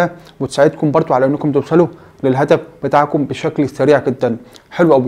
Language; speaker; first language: Arabic; native; Arabic